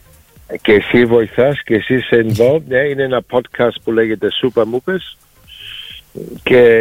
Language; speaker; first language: Greek; early bilingual, heritage; Greek